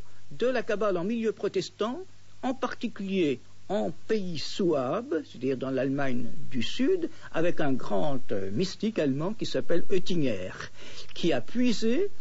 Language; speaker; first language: French; native; French